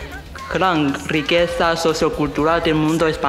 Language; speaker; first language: Spanish; non-native, fluent; Chinese